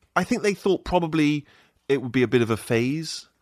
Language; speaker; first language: English; native; English